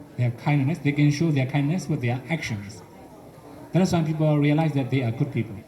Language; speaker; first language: English; non-native, fluent; Burmese